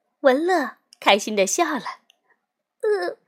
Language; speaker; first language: Chinese; native; Chinese